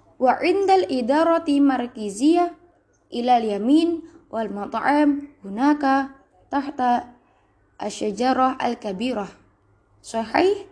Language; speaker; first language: Arabic; non-native, learner; Indonesian